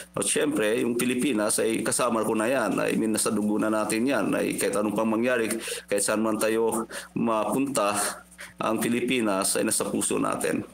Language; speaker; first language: Filipino; non-native, local second language; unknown